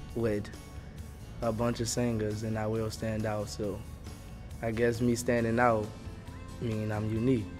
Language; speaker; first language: English; native; English